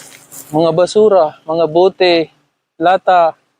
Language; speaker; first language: Filipino; non-native, learner; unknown